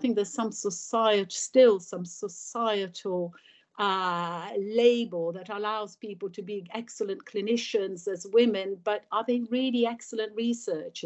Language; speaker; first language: English; early bilingual, other home language; Italian